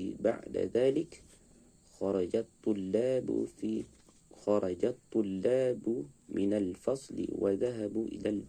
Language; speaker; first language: Arabic; non-native, learner; Indonesian